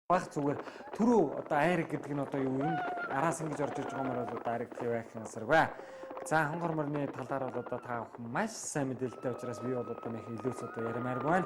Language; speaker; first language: Mongolian; native; Mongolian